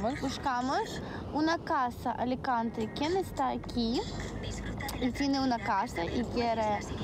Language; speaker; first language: Spanish; non-native, learner; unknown